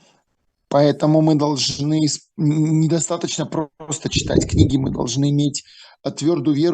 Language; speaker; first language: Russian; native; Russian